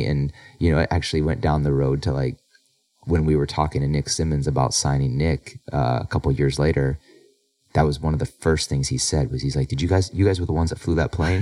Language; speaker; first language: English; native; English